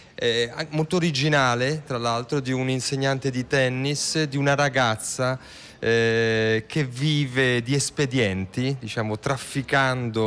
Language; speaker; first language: Italian; native; Italian